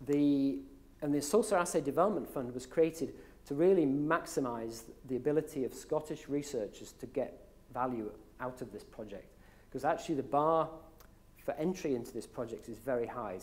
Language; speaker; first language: English; native; English